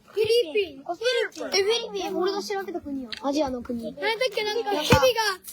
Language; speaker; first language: Japanese; native; Japanese